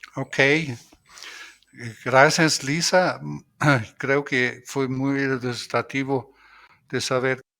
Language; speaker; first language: Spanish; non-native, fluent; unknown